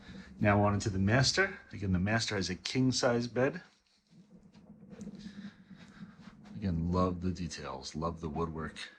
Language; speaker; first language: English; native; English